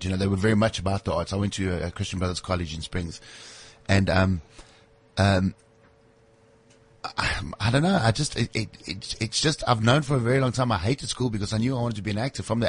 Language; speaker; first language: English; native; English